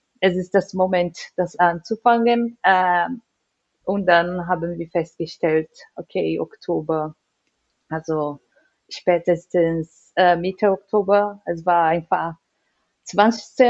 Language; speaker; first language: German; non-native, learner; Portuguese